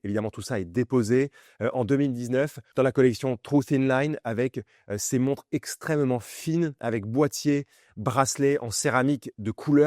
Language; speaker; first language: French; native; French